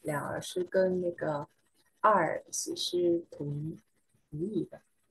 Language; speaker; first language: Chinese; non-native, learner; Vietnamese